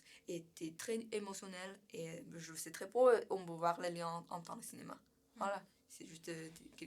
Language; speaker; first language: French; non-native, learner; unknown